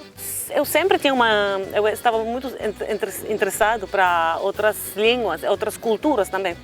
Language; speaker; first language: Portuguese; non-native, learner; Finnish